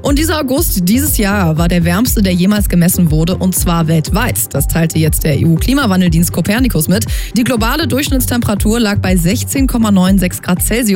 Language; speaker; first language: German; native; German